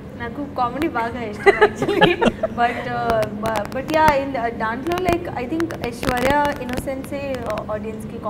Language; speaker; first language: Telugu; non-native, learner; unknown